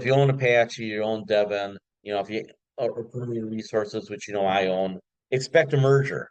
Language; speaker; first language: English; native; English